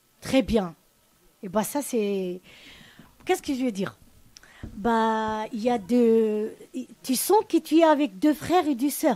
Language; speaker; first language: French; non-native, learner; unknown